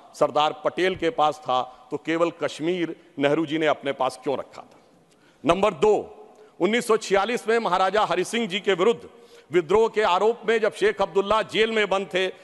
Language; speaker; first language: Hindi; native; Hindi